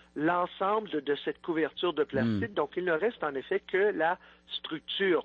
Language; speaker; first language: French; native; French